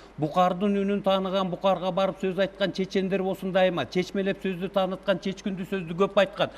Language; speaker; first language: Kyrgyz; native; Kyrgyz